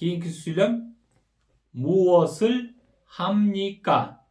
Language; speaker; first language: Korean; non-native, fluent; Kyrgyz